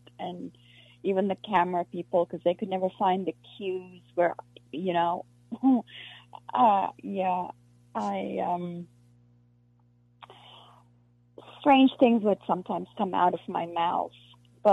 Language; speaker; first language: English; non-native, local second language; Afrikaans